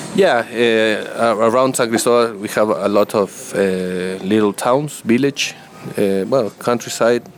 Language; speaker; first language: English; non-native, learner; Spanish